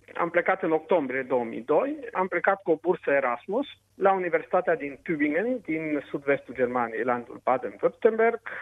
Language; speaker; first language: Romanian; non-native, local second language; Serbian